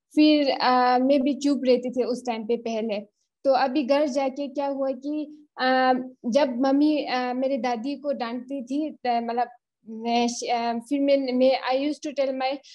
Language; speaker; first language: Hindi; native; Hindi